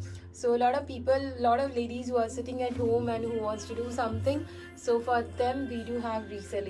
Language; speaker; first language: English; non-native, local second language; Hindi